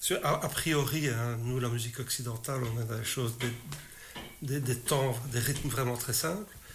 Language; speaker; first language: French; native; French